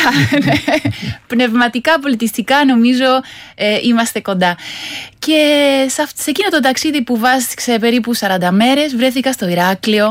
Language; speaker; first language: Greek; non-native, fluent; Spanish